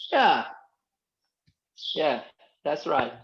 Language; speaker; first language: English; non-native, fluent; Portuguese